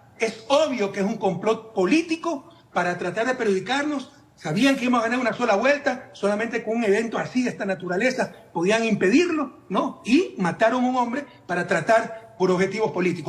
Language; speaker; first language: Spanish; native; Spanish